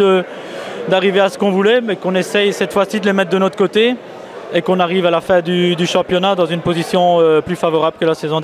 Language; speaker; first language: French; native; French